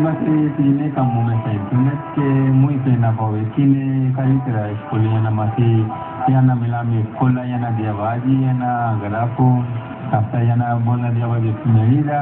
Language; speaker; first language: Greek; non-native, learner; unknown